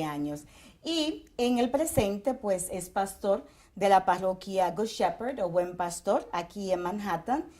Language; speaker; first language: Spanish; native; Spanish